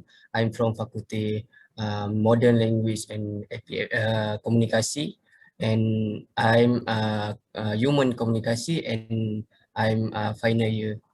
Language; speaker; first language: English; non-native, learner; Malay